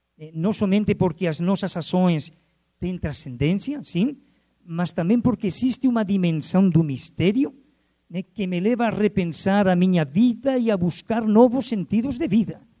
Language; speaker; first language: Portuguese; non-native, fluent; Spanish